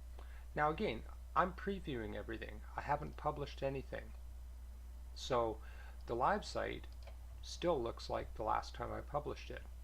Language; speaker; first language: English; native; English